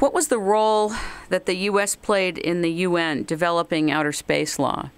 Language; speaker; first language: English; native; English